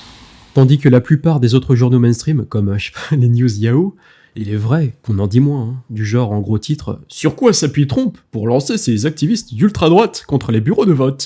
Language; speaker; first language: French; native; French